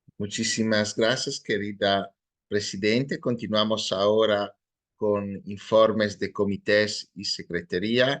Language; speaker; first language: Spanish; native; Spanish